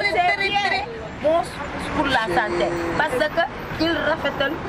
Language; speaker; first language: French; non-native, learner; Wolof